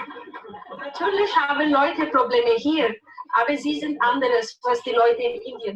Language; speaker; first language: German; non-native, learner; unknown